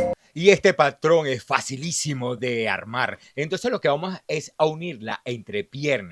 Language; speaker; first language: Spanish; native; Spanish